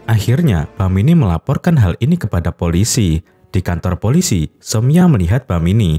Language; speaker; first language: Indonesian; native; Indonesian